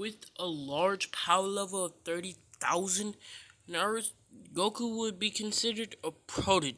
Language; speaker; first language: English; native; English